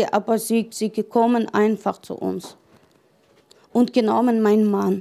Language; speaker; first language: German; non-native, learner; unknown